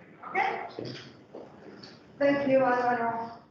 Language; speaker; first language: English; non-native, learner; Spanish